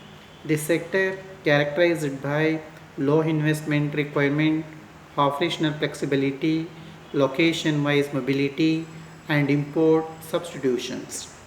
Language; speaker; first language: English; non-native, local second language; Kannada